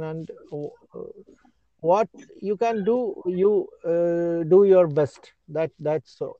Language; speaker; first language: English; non-native, learner; Malayalam